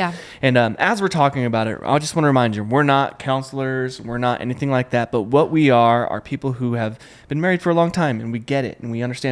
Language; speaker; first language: English; native; English